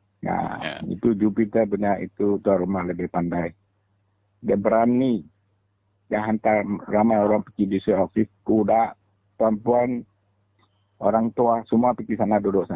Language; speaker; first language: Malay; non-native, local second language; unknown